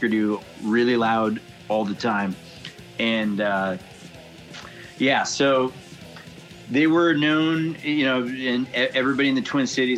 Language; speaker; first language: English; native; English